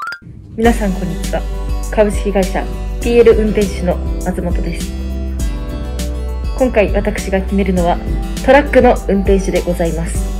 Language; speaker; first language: Japanese; native; Japanese